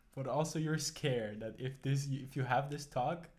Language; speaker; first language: English; non-native, fluent; Persian